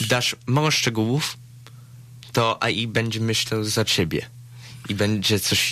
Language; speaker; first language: Polish; early bilingual, heritage; Polish